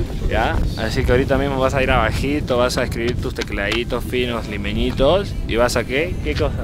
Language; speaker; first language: Spanish; native; Spanish